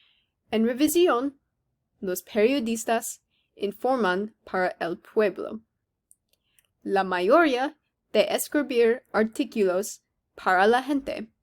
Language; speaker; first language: Spanish; non-native, learner; English